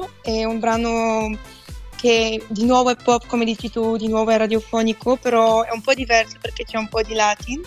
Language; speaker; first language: Italian; non-native, fluent; Bulgarian